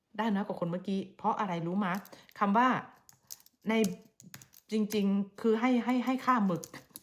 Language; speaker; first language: Thai; native; Thai